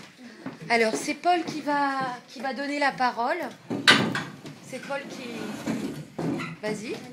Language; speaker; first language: French; native; French